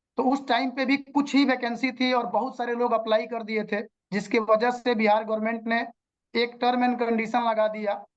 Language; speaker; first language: Hindi; non-native, local second language; Bhojpuri